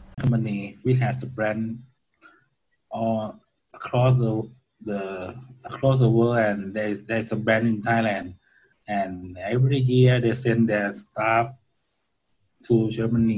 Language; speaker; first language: English; non-native, learner; Thai